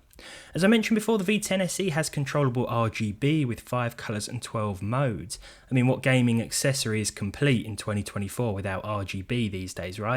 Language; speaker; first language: English; native; English